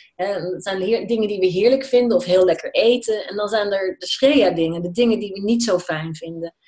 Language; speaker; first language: Dutch; native; Dutch